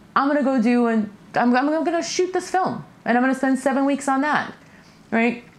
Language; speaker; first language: English; early bilingual, other home language; Russian